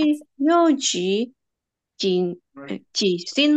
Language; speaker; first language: Chinese; non-native, learner; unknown